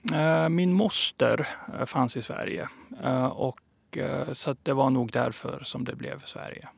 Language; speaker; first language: Swedish; early bilingual, other home language; Persian